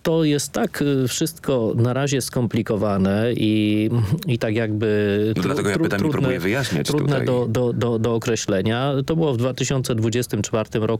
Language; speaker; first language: Polish; native; Polish